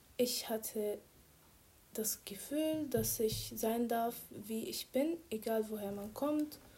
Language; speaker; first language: German; non-native, fluent; Arabic